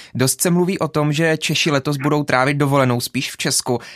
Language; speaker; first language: Czech; native; Czech